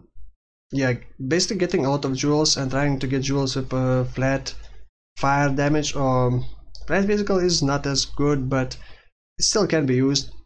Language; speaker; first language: English; non-native, fluent; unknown